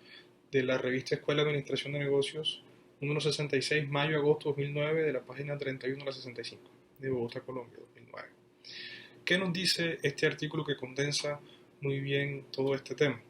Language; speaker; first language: Spanish; native; Spanish